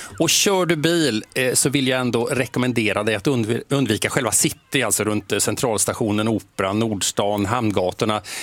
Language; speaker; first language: Swedish; native; Swedish